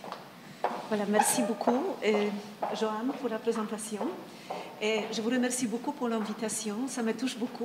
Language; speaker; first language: French; non-native, fluent; Polish